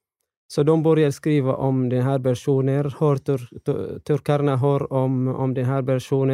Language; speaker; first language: Swedish; non-native, fluent; Arabic